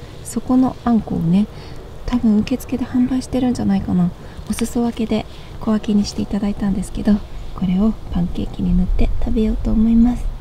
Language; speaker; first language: Japanese; native; Japanese